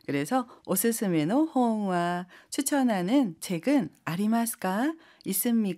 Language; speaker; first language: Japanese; non-native, fluent; Korean